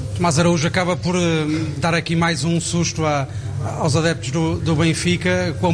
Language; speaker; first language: Portuguese; native; Portuguese